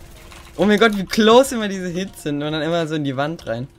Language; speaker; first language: German; native; German